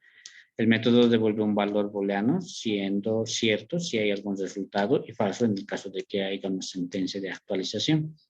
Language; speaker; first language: Spanish; native; Spanish